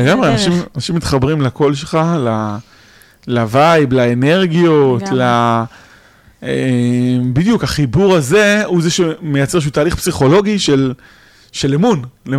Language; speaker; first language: Hebrew; native; Hebrew